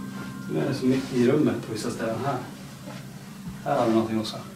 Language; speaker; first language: Swedish; native; Swedish